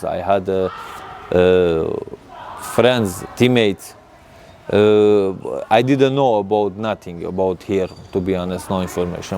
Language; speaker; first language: English; non-native, learner; Persian